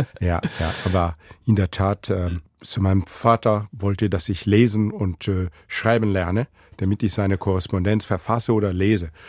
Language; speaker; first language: German; non-native, fluent; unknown